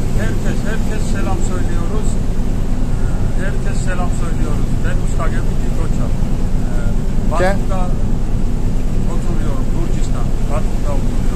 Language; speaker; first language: Turkish; non-native, learner; Georgian